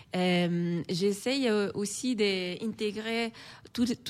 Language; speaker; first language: French; non-native, fluent; Spanish